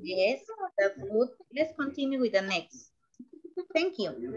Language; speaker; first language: English; non-native, learner; Spanish